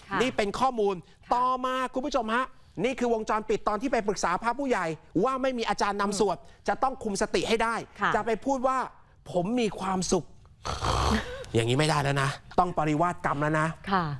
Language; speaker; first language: Thai; native; Thai